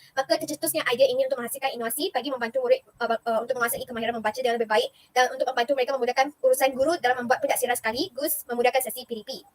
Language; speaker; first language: Malay; non-native, local second language; Chinese